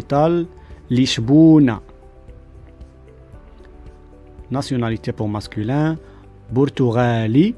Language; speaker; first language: French; non-native, local second language; Arabic